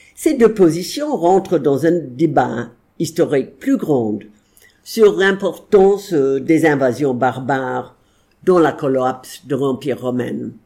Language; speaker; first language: French; non-native, fluent; English